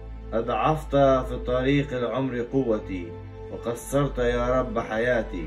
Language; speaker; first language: Arabic; native; Arabic